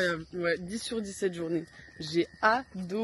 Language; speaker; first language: French; native; French